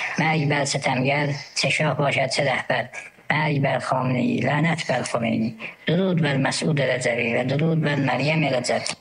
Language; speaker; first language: Persian; non-native, local second language; Azerbaijani